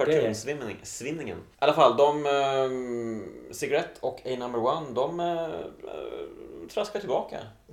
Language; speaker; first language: Swedish; native; Swedish